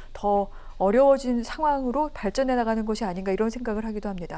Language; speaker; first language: Korean; native; Korean